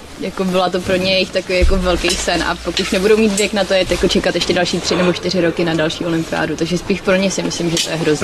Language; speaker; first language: Czech; native; Czech